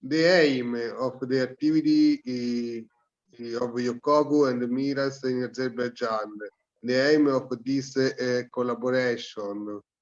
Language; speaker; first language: English; non-native, learner; Italian